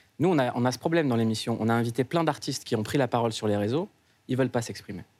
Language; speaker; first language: French; native; French